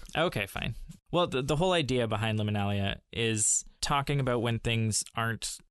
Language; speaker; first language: English; native; English